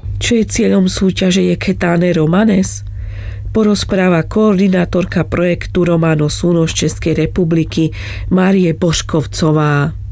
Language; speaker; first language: Slovak; native; Slovak